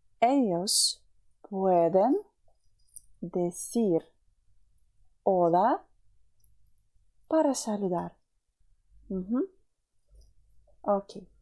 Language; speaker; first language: Spanish; non-native, fluent; Ukrainian